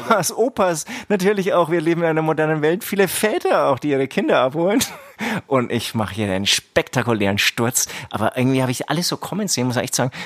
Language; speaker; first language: German; early bilingual, other home language; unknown